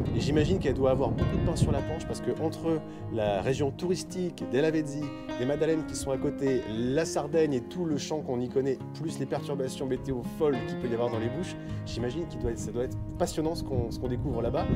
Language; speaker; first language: French; native; French